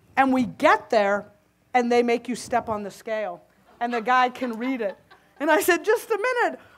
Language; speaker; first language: English; native; English